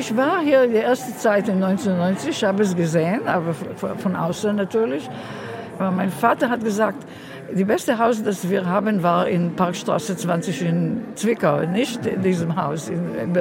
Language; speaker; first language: German; non-native, learner; Hebrew